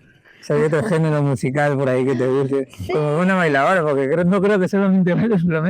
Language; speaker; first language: Spanish; native; Spanish